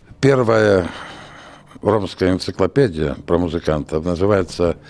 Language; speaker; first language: Ukrainian; non-native, local second language; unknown